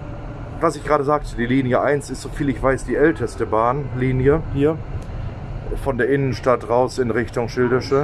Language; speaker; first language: German; native; German